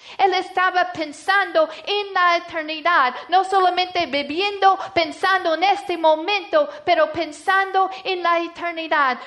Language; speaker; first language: Spanish; non-native, fluent; English